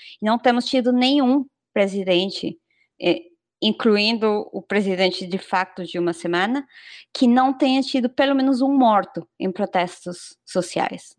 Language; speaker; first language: Portuguese; non-native, fluent; Spanish